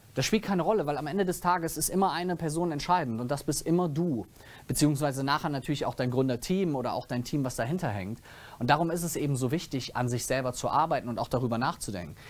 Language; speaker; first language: German; native; German